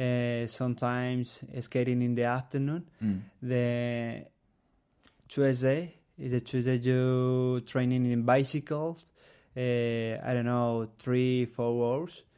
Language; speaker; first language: English; non-native, learner; Spanish